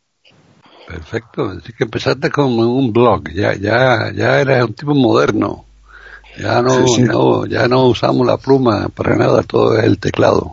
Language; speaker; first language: Spanish; native; Spanish